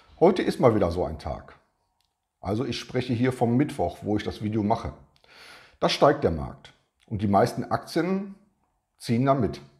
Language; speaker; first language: German; native; German